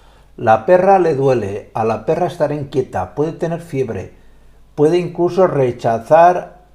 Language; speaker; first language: Spanish; native; Spanish